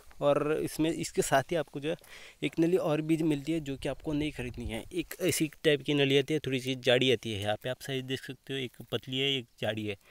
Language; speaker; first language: Hindi; non-native, local second language; Marathi